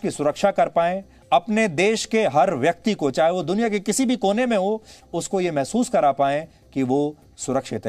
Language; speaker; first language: Hindi; native; Hindi